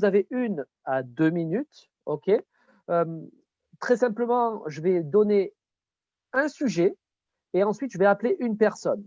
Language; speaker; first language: French; native; French